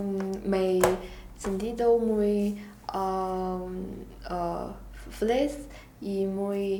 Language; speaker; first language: Spanish; non-native, learner; Chinese